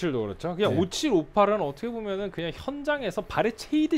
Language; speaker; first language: Korean; native; Korean